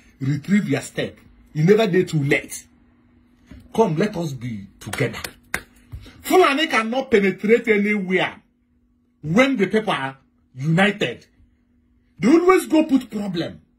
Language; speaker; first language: Nigerian Pidgin; non-native, local second language; Igbo